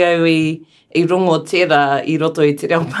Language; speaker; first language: Māori; non-native, learner; English